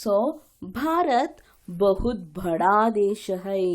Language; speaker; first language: Hindi; non-native, local second language; Kannada